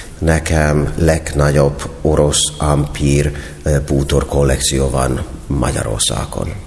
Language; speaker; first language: Hungarian; non-native, fluent; Finnish